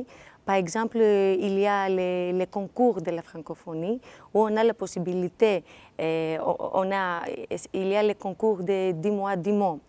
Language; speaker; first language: French; non-native, fluent; Greek